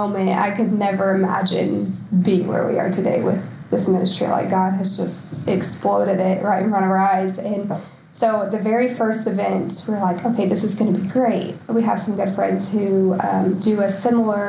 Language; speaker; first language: English; native; English